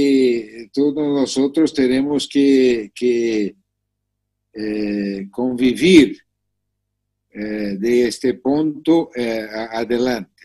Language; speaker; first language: Spanish; non-native, learner; Portuguese